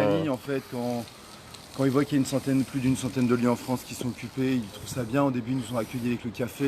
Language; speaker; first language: French; native; French